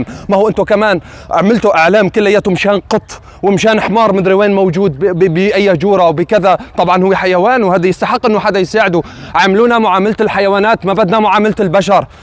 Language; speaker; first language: Arabic; native; Arabic